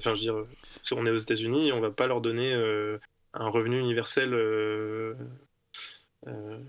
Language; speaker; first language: French; native; French